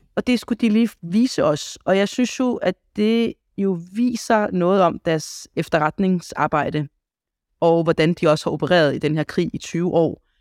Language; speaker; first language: Danish; early bilingual, other home language; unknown